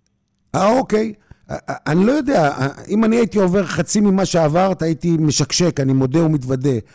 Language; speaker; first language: Hebrew; native; Hebrew